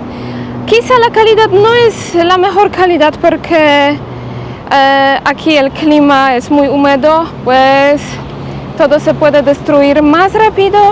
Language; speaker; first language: Spanish; non-native, fluent; Polish